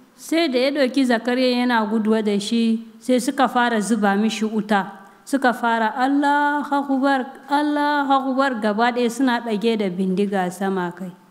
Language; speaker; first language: Hausa; non-native, local second language; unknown